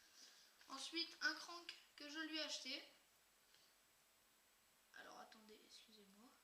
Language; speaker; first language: French; native; French